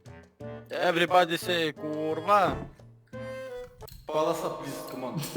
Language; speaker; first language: English; non-native, learner; Lithuanian